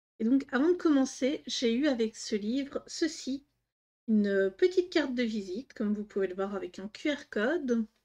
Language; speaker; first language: French; native; French